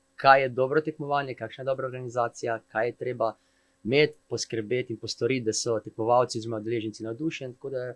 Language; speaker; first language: Slovenian; native; Slovenian